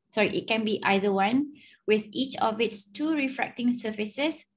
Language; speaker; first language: English; non-native, local second language; Malay